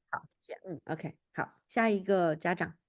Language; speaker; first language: Chinese; native; Chinese